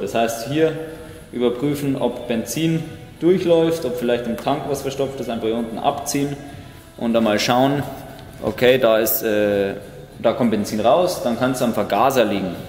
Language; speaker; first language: German; native; German